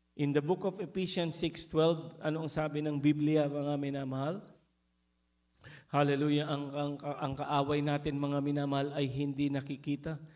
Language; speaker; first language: Filipino; native; Filipino